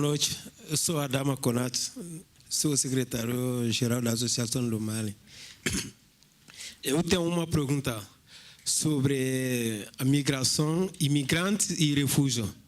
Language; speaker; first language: Portuguese; non-native, learner; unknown